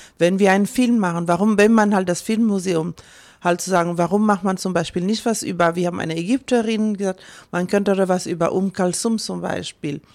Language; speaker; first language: German; non-native, fluent; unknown